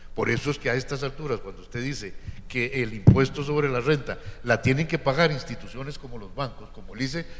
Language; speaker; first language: Spanish; native; Spanish